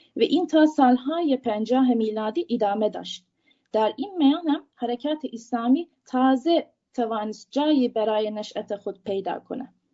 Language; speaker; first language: Persian; non-native, fluent; Turkish